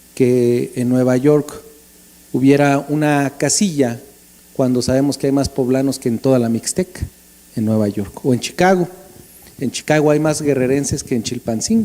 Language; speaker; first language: Spanish; native; Spanish